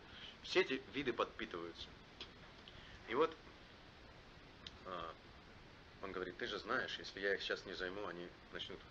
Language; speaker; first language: Russian; native; Russian